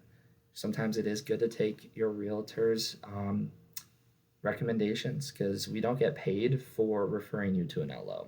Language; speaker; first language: English; native; English